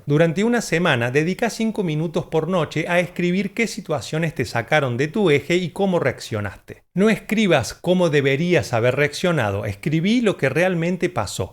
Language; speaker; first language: Spanish; native; Spanish